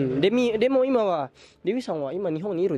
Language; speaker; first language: Japanese; non-native, learner; Indonesian